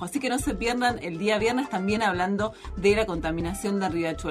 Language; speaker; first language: Spanish; native; Spanish